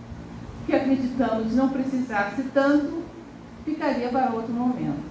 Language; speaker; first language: Portuguese; native; Portuguese